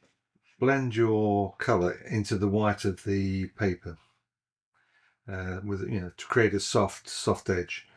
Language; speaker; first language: English; native; English